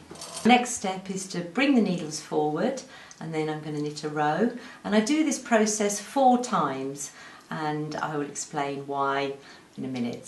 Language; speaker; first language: English; native; English